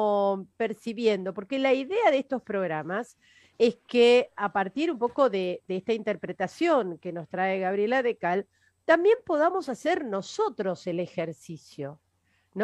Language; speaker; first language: Spanish; native; Spanish